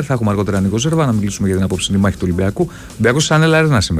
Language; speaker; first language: Greek; native; Greek